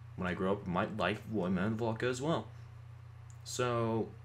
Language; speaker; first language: English; native; English